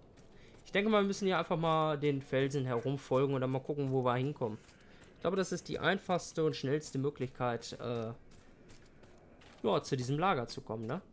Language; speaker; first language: German; native; German